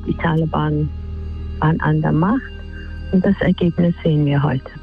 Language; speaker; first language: German; non-native, fluent; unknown